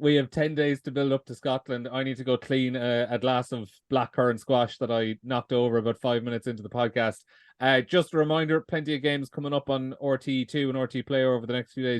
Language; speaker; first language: English; native; English